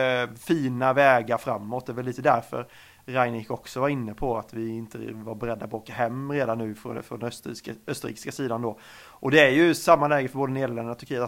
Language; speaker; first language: Swedish; native; Swedish